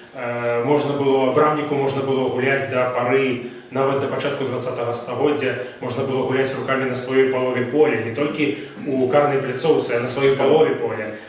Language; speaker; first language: Belarusian; non-native, local second language; Russian